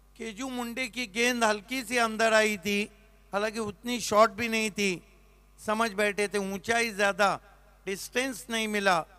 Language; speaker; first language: Hindi; non-native, local second language; Marathi